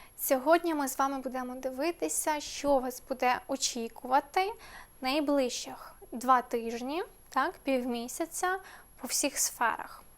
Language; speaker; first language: Ukrainian; native; Ukrainian